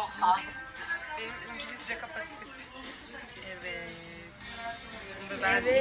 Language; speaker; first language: Turkish; native; Turkish